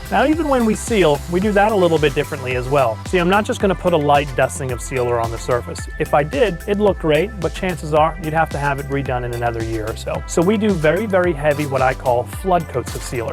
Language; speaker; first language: English; native; English